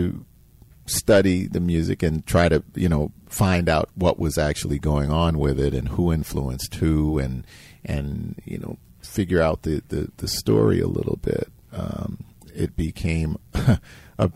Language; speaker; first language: English; native; English